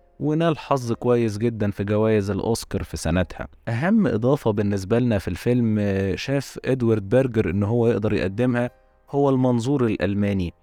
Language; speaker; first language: Arabic; native; Arabic